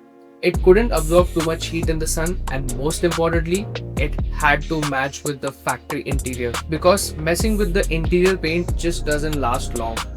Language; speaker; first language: English; non-native, local second language; Hindi